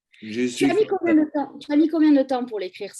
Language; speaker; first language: French; native; French